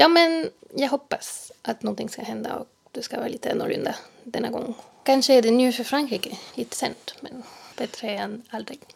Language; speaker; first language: Swedish; non-native, fluent; French